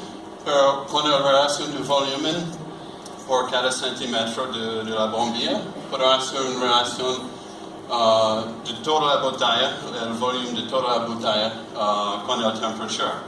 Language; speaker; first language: Spanish; non-native, learner; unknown